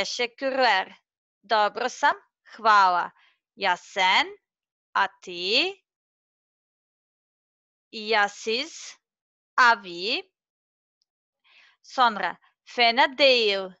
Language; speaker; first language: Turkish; non-native, learner; Serbian